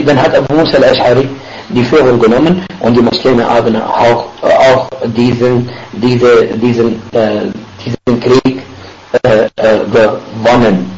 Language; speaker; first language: German; non-native, fluent; Arabic